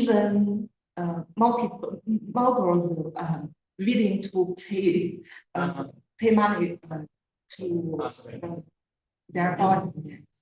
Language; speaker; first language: English; non-native, learner; Chinese